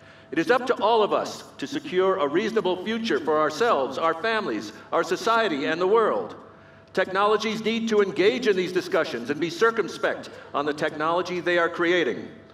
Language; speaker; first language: English; native; English